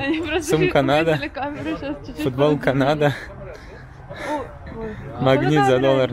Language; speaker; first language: Russian; native; Russian